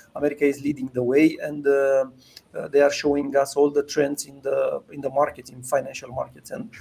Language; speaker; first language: English; non-native, fluent; Romanian